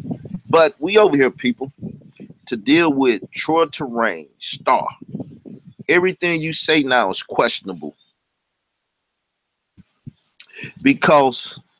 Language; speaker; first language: English; native; English